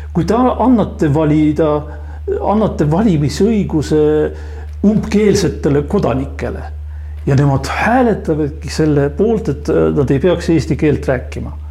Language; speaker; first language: Estonian; non-native, local second language; Russian